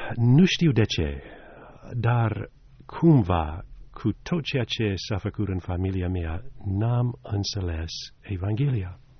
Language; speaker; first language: Romanian; non-native, fluent; English